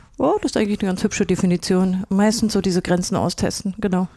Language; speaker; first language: German; native; German